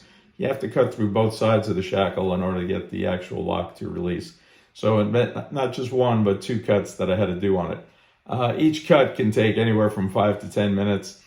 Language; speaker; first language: English; native; English